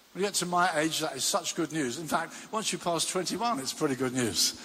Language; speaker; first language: English; native; English